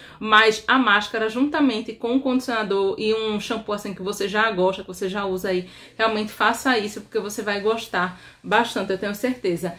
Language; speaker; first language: Portuguese; native; Portuguese